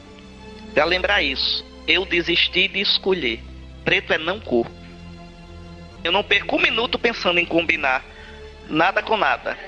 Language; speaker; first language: Portuguese; native; Portuguese